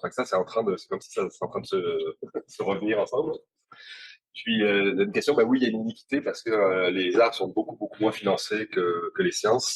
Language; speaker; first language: French; native; French